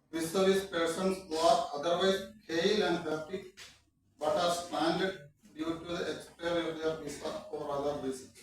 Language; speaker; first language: English; non-native, local second language; Malayalam